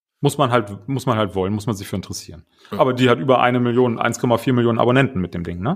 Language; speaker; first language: German; native; German